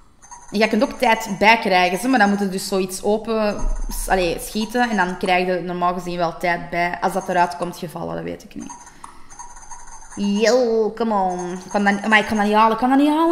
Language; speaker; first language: Dutch; native; Dutch